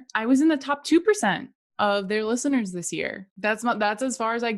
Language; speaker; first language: English; native; English